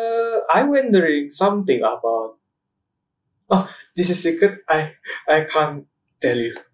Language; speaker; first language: English; non-native, learner; Indonesian